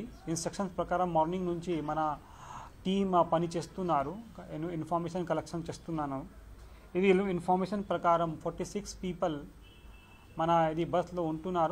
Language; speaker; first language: Telugu; non-native, local second language; Urdu